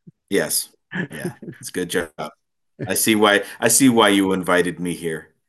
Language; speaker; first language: English; native; English